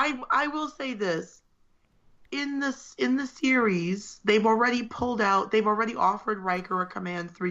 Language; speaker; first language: English; native; English